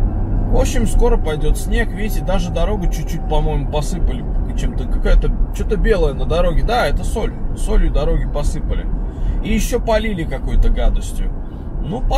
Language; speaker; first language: Russian; native; Russian